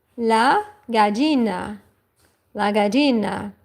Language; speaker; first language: Spanish; non-native, fluent; Portuguese